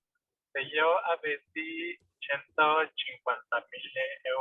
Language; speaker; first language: Italian; non-native, learner; Spanish